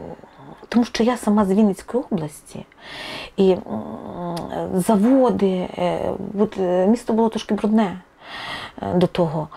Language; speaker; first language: Ukrainian; non-native, local second language; Russian